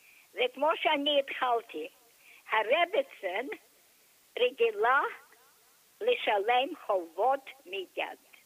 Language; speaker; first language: Hebrew; non-native, fluent; English